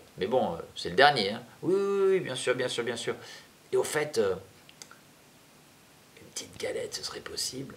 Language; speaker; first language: French; native; French